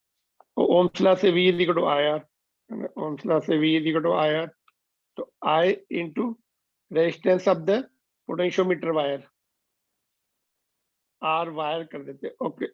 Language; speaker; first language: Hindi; non-native, local second language; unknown